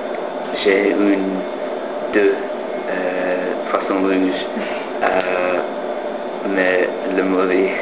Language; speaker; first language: French; non-native, learner; English